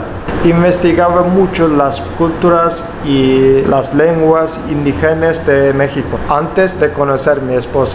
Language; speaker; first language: Spanish; non-native, learner; Turkish